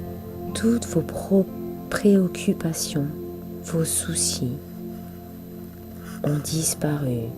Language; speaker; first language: French; native; French